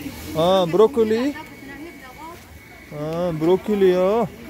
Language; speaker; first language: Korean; non-native, learner; Kyrgyz